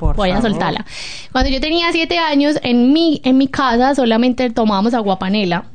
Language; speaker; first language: Spanish; native; Spanish